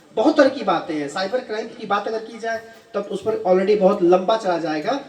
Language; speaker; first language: Hindi; native; Hindi